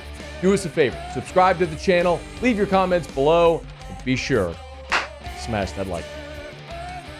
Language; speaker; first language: English; native; English